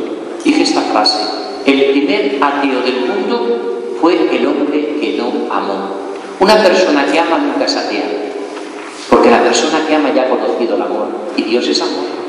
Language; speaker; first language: Spanish; native; Spanish